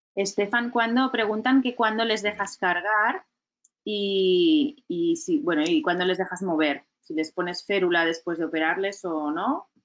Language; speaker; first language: Spanish; native; Spanish